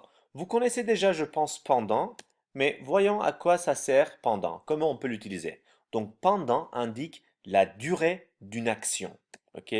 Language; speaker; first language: French; non-native, fluent; Turkish